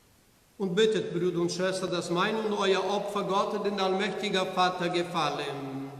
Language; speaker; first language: German; non-native, learner; Portuguese